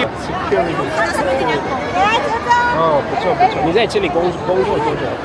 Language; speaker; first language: Chinese; non-native, fluent; English